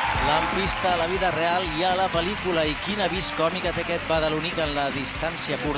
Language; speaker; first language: Catalan; native; Catalan